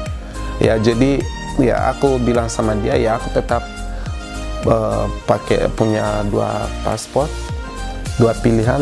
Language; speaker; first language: Indonesian; non-native, fluent; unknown